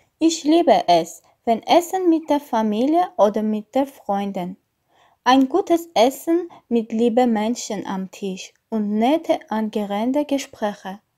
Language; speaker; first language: German; non-native, learner; Armenian